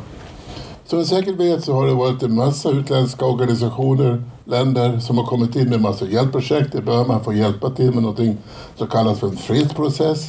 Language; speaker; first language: Swedish; native; Swedish